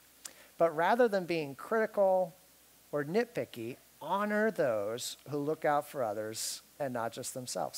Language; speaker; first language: English; native; English